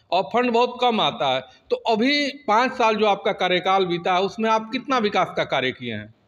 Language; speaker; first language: Hindi; native; Hindi